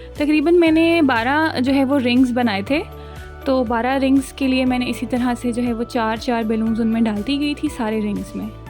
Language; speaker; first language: Urdu; native; Urdu